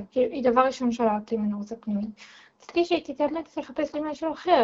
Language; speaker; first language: Hebrew; non-native, local second language; Arabic